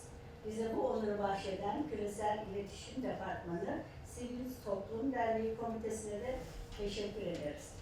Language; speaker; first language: Turkish; native; Turkish